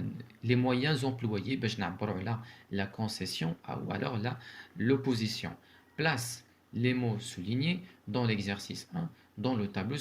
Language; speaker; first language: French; non-native, local second language; Arabic